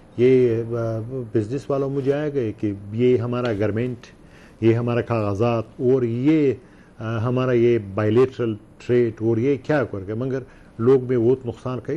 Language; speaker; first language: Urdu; non-native, learner; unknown